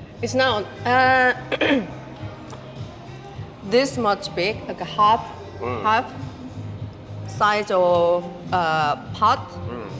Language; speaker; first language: English; non-native, learner; Korean